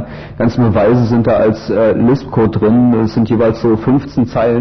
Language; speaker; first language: German; native; German